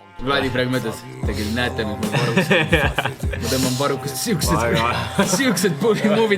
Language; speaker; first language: Estonian; native; Estonian